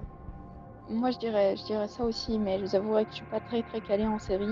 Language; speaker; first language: French; native; French